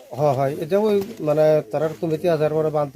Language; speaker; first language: Bangla; non-native, local second language; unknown